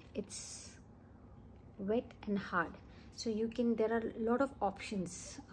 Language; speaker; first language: English; non-native, local second language; Hindi